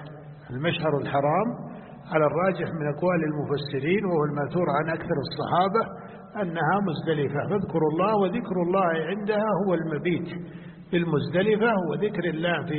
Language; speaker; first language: Arabic; native; Arabic